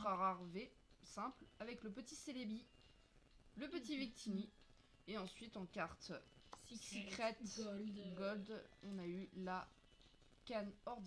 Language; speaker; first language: French; native; French